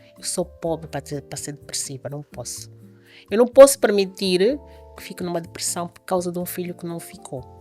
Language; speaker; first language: Portuguese; native; Portuguese